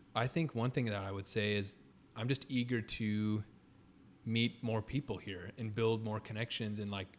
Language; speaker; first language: English; native; English